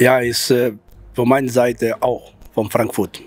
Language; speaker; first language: German; non-native, learner; Portuguese